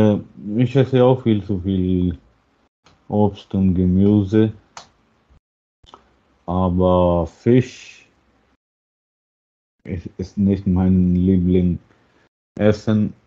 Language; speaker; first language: German; non-native, learner; Hindi